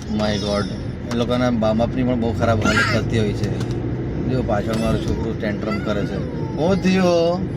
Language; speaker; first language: Gujarati; non-native, local second language; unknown